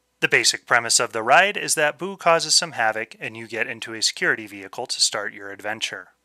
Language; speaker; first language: English; native; English